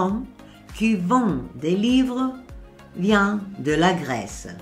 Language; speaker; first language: French; non-native, fluent; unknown